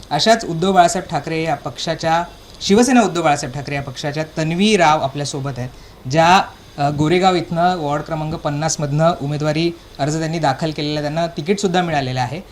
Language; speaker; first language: Marathi; native; Marathi